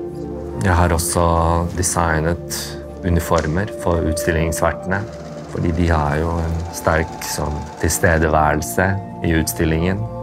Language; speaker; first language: Norwegian; early bilingual, other home language; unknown